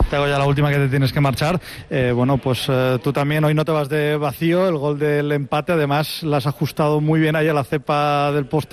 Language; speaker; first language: Spanish; native; Spanish